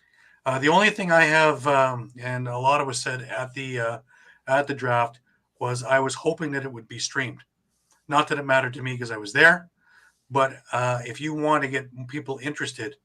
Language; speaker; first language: English; native; English